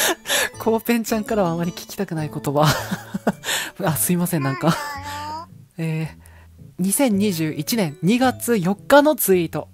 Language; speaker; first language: Japanese; native; Japanese